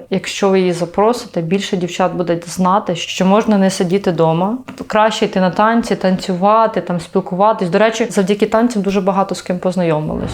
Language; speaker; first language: Ukrainian; native; Ukrainian